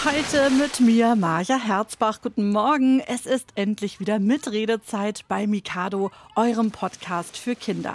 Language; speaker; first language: German; native; German